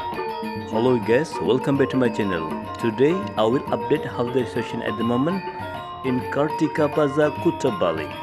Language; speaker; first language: English; non-native, learner; Indonesian